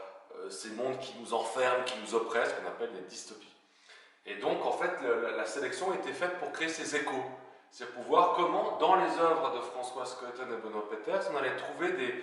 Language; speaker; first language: French; native; French